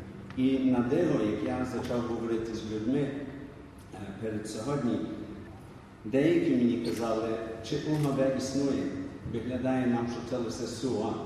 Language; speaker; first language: Ukrainian; early bilingual, other home language; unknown